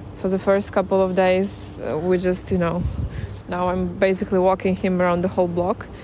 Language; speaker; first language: English; non-native, fluent; Ukrainian